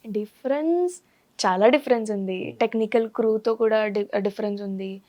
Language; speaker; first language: Telugu; non-native, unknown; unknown